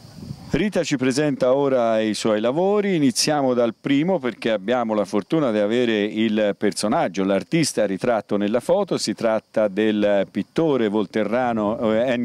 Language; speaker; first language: Italian; native; Italian